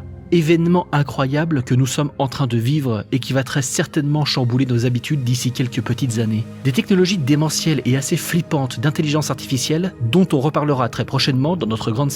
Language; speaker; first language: French; native; French